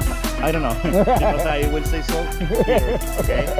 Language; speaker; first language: English; non-native, learner; Spanish